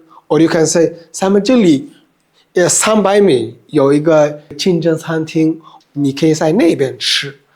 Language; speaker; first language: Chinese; non-native, fluent; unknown